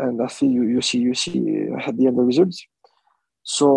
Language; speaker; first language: English; non-native, fluent; French